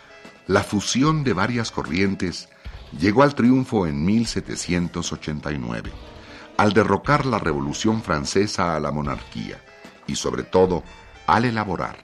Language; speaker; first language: Spanish; native; Spanish